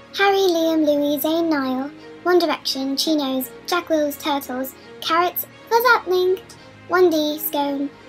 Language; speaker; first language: English; non-native, local second language; Filipino